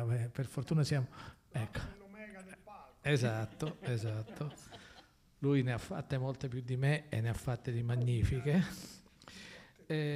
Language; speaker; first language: Italian; native; Italian